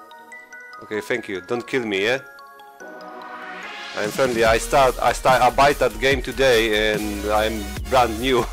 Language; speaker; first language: English; non-native, learner; Polish